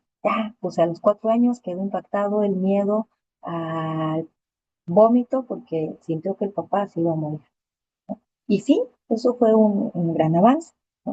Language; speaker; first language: Spanish; native; Spanish